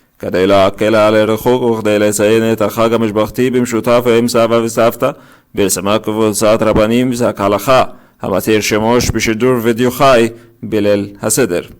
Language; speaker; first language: Hebrew; non-native, learner; Arabic